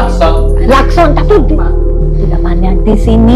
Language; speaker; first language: Indonesian; non-native, learner; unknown